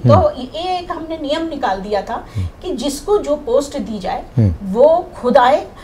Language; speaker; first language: Hindi; native; Hindi